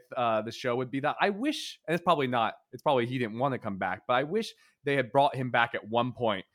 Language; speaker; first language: English; native; English